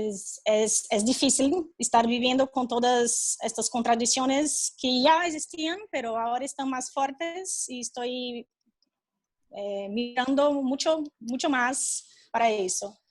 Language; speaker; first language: Spanish; non-native, fluent; Portuguese